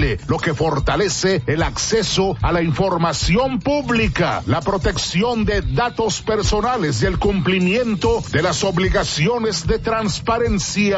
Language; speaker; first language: Spanish; native; Spanish